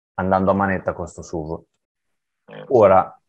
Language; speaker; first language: Italian; native; Italian